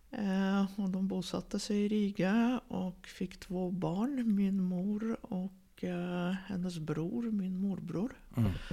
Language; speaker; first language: Swedish; early bilingual, other home language; Russian